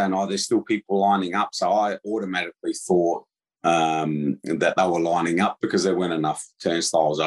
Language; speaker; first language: English; native; English